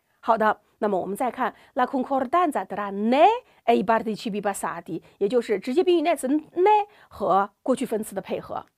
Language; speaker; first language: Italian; non-native, fluent; Chinese